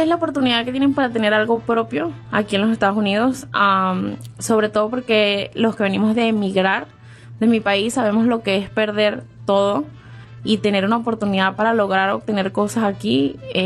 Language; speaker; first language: Spanish; native; Spanish